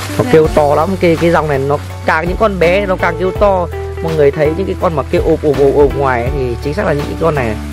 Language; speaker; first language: Vietnamese; non-native, local second language; Tày